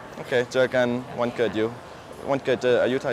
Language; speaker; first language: Thai; non-native, fluent; English